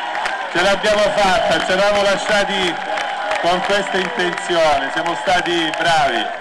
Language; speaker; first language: Italian; native; Italian